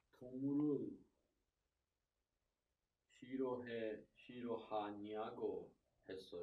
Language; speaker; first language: Korean; non-native, learner; English